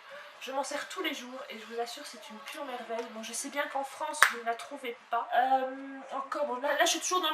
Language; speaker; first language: French; native; French